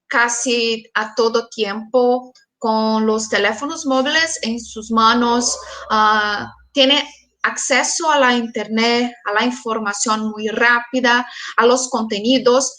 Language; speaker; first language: Spanish; non-native, fluent; Portuguese